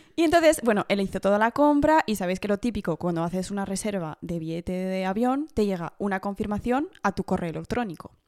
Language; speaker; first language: Spanish; early bilingual, heritage; Spanish